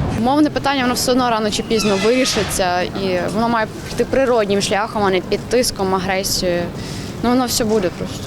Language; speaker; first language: Ukrainian; native; Ukrainian